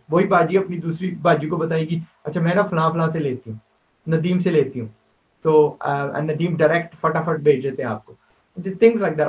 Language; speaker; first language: Urdu; native; Urdu